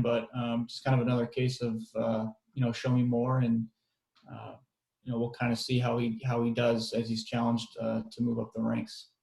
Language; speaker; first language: English; native; English